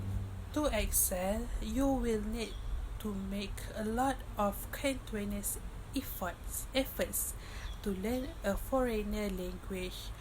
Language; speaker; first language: English; non-native, local second language; Malay